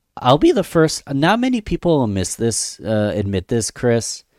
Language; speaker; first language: English; native; English